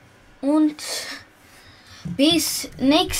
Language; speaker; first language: German; early bilingual, other home language; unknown